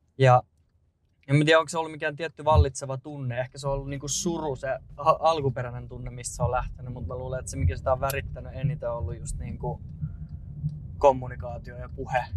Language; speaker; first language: Finnish; native; Finnish